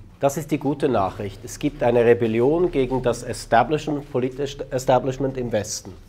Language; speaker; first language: German; native; German